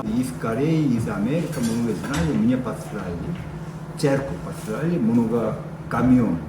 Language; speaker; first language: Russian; non-native, learner; Korean